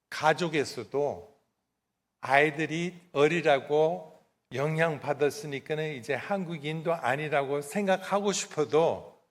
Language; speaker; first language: Korean; non-native, fluent; English